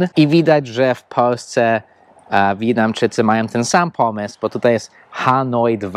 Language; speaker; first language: Polish; non-native, fluent; English